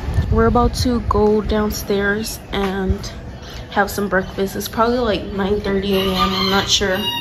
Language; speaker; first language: English; early bilingual, other home language; Spanish